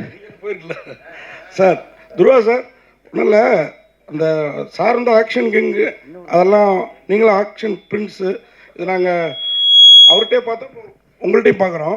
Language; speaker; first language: Tamil; native; Tamil